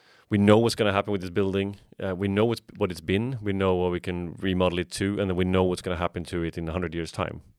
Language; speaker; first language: English; non-native, fluent; Swedish